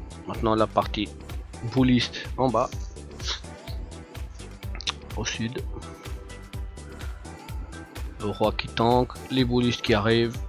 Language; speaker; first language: French; native; French